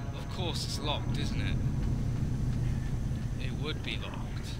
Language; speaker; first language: English; native; English